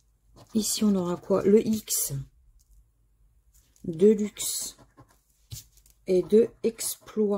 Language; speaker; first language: French; native; French